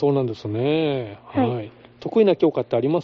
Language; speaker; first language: Japanese; native; Japanese